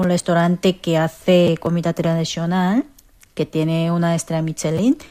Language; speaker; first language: Spanish; non-native, fluent; Korean